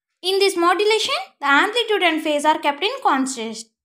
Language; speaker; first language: English; non-native, local second language; Telugu